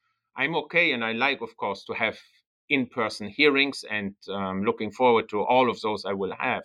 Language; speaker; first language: English; non-native, fluent; German